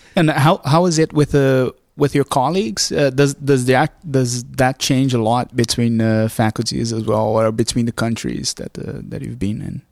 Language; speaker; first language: English; non-native, fluent; Portuguese